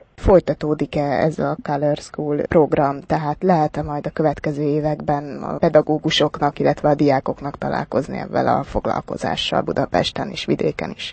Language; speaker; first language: Hungarian; native; Hungarian